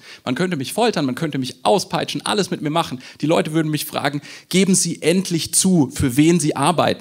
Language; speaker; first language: German; native; German